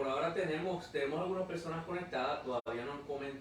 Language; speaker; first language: Spanish; native; Spanish